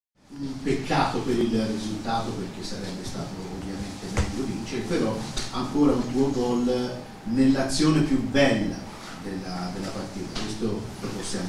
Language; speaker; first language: Italian; native; Italian